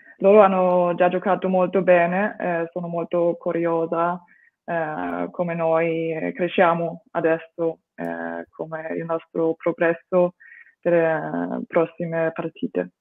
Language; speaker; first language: Italian; non-native, fluent; German